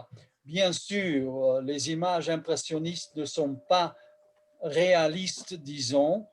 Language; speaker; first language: French; non-native, fluent; Hungarian